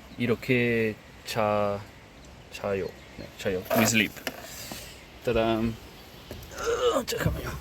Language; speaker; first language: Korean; non-native, learner; French